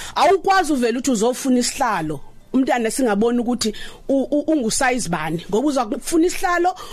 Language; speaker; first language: Zulu; non-native, local second language; Xhosa